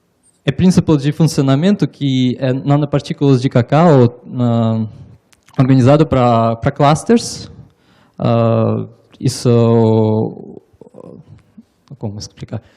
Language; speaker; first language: Portuguese; non-native, learner; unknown